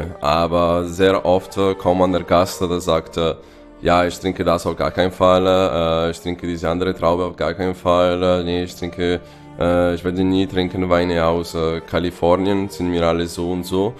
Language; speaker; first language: German; non-native, fluent; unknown